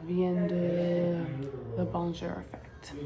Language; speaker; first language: French; non-native, learner; English